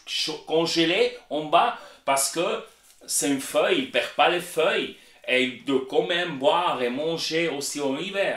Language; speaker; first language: French; non-native, learner; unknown